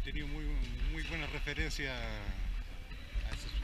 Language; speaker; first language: Spanish; non-native, learner; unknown